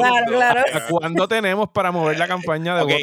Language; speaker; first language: Spanish; native; Spanish